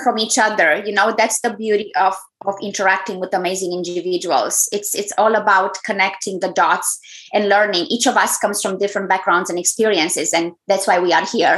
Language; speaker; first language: English; non-native, fluent; Romanian